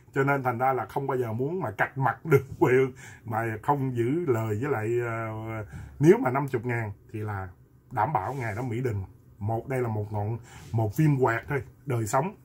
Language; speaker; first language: Vietnamese; native; Vietnamese